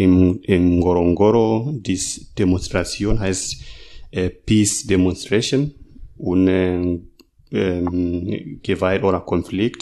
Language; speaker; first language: German; non-native, learner; Masai